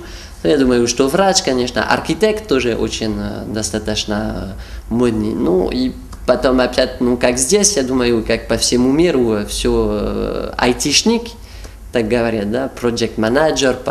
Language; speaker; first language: Russian; non-native, fluent; French